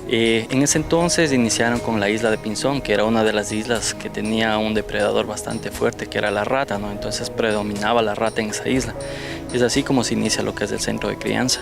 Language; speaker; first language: Spanish; native; Spanish